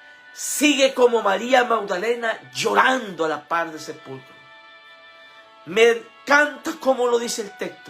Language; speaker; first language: Spanish; native; Spanish